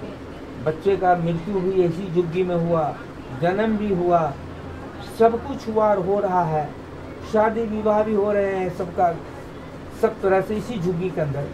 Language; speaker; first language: Hindi; native; Hindi